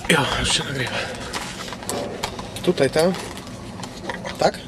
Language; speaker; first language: Polish; native; Polish